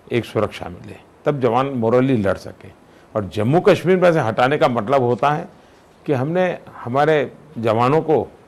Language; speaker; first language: Hindi; non-native, local second language; Gujarati